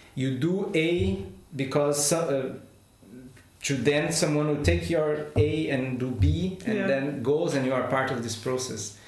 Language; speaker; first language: English; non-native, fluent; Portuguese